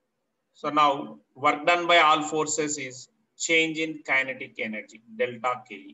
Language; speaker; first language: English; non-native, local second language; Telugu